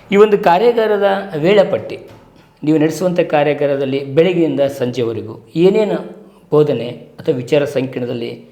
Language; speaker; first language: Kannada; native; Kannada